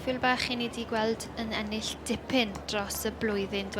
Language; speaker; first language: Welsh; native; Welsh